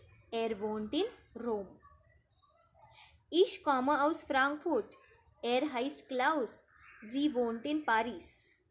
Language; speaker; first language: German; non-native, fluent; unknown